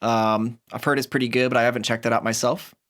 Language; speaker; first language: English; native; English